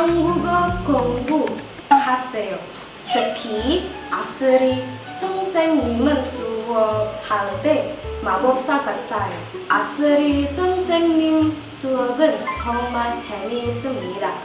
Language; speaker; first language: Korean; non-native, learner; Indonesian